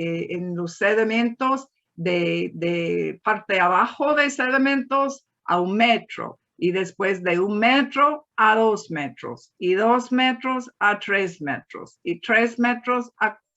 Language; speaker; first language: Spanish; non-native, fluent; English